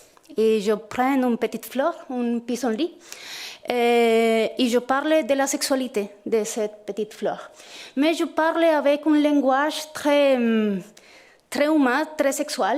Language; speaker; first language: French; non-native, fluent; Spanish